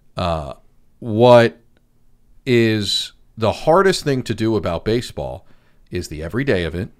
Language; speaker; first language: English; native; English